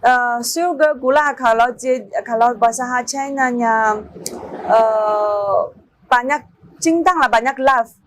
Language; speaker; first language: Indonesian; non-native, learner; Chinese